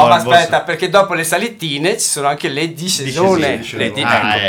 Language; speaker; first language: Italian; native; Italian